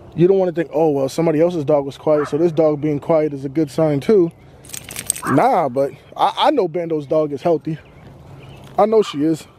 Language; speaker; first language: English; native; English